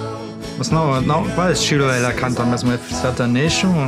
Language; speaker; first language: Portuguese; non-native, fluent; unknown